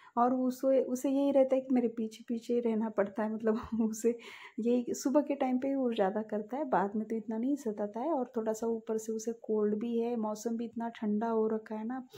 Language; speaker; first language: Hindi; non-native, local second language; Marathi